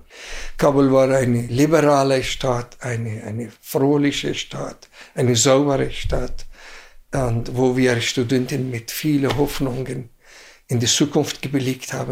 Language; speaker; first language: German; non-native, fluent; Persian